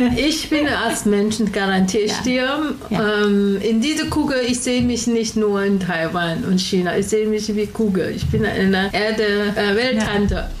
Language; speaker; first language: German; non-native, learner; Chinese